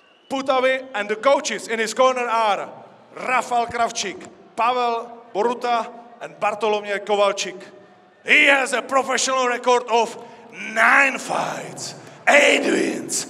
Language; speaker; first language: English; non-native, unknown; Czech